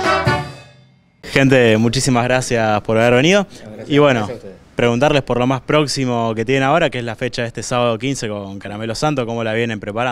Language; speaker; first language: Spanish; native; Spanish